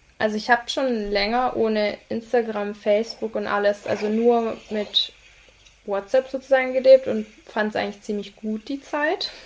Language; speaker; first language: German; native; German